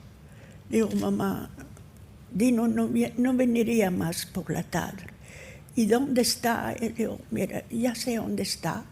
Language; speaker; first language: Spanish; early bilingual, heritage; Ladino